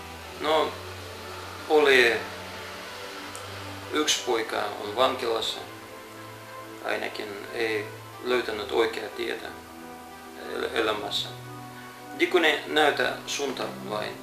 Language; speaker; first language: Finnish; non-native, fluent; Russian